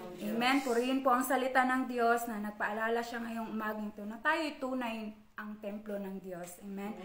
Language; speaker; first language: Filipino; non-native, local second language; Cebuano